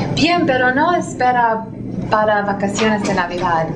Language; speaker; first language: Spanish; non-native, learner; English